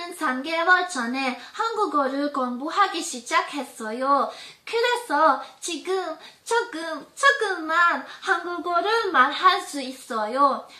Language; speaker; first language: Korean; non-native, learner; German